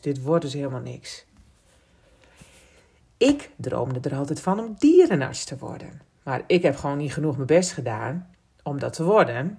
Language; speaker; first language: Dutch; native; Dutch